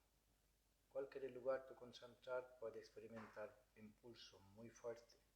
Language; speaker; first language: Spanish; non-native, learner; Bangla